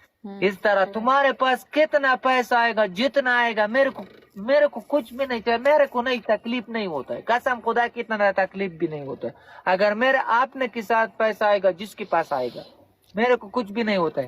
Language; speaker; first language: Hindi; non-native, fluent; Pashto